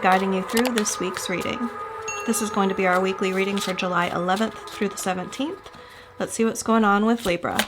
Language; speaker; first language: English; native; English